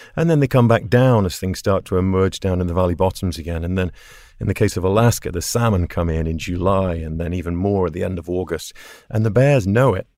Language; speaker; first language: English; native; English